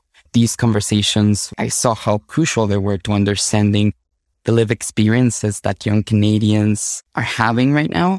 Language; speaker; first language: English; non-native, fluent; Spanish